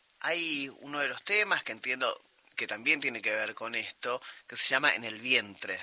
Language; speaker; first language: Spanish; native; Spanish